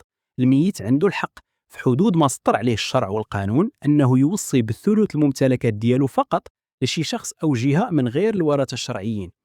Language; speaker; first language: Arabic; native; Arabic